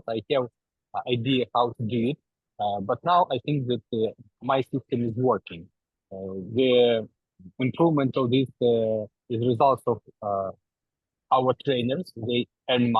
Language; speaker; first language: English; non-native, learner; Ukrainian